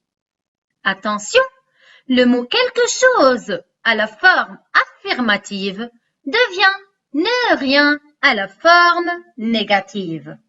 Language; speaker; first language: French; non-native, local second language; Arabic